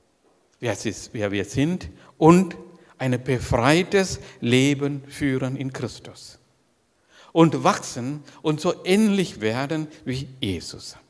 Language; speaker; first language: German; non-native, learner; Sinhala